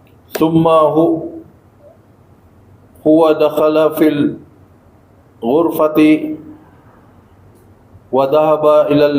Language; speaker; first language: Arabic; non-native, learner; Filipino